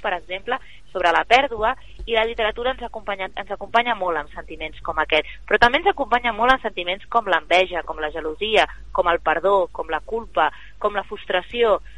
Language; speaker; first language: Catalan; native; Catalan